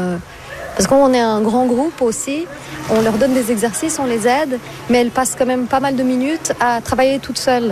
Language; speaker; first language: French; non-native, fluent; Portuguese